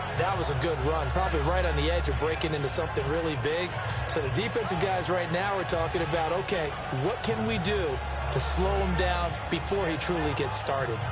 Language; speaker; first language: English; native; English